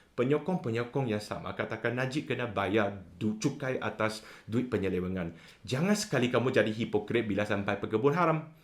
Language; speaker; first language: Malay; non-native, local second language; Chinese